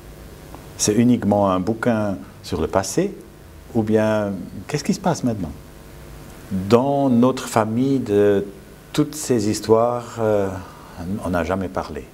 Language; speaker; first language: French; non-native, fluent; German